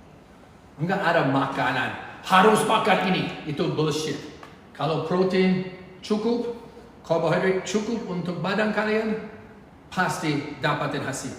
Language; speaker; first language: Indonesian; non-native, fluent; English